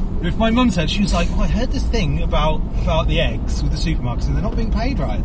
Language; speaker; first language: English; native; English